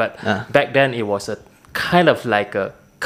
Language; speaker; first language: English; non-native, local second language; Min Nan Chinese